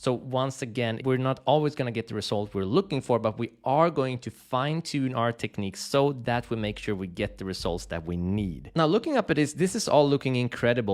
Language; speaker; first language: English; native; English